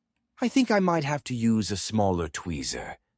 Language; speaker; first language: English; native; English